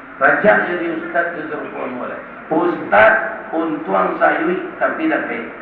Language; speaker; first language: Malay; non-native, local second language; Minangkabau